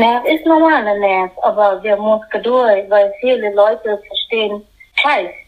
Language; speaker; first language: German; non-native, learner; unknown